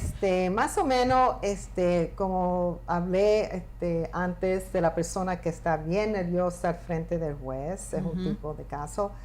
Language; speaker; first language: Spanish; early bilingual, heritage; Spanish